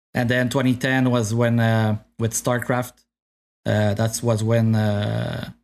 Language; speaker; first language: English; non-native, fluent; French